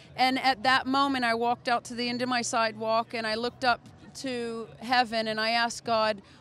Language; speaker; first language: English; native; English